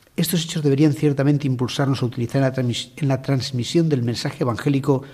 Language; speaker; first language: Spanish; native; Spanish